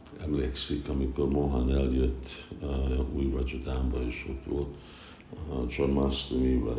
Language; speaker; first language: Hungarian; early bilingual, heritage; Hungarian